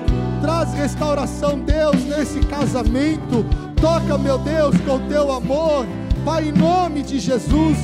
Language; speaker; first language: Portuguese; native; Portuguese